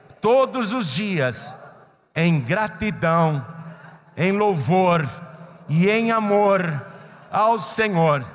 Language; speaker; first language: Portuguese; native; Portuguese